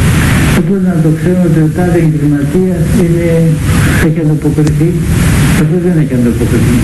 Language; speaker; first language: Greek; native; Greek